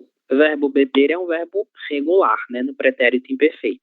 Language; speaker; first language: Portuguese; non-native, fluent; Spanish